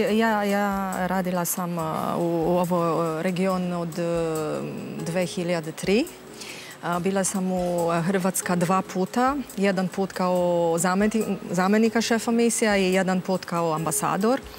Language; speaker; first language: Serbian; non-native, learner; Romanian